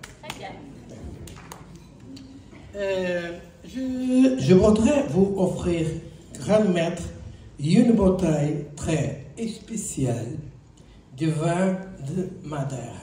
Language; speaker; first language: French; non-native, learner; Portuguese